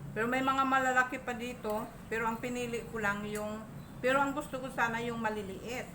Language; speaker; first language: Filipino; native; Filipino